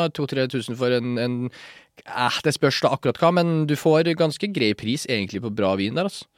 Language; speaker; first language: Norwegian; early bilingual, other home language; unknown